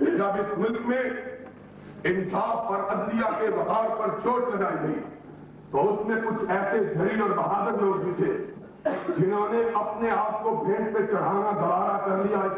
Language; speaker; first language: Urdu; non-native, local second language; Punjabi